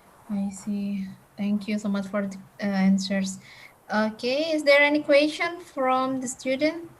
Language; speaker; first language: English; non-native, fluent; Indonesian